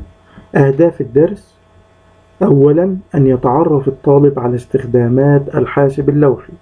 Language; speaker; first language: Arabic; native; Arabic